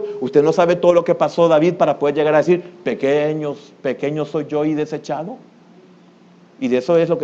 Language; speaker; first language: Spanish; native; Spanish